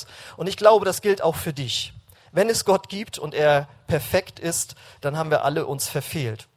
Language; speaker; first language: German; native; German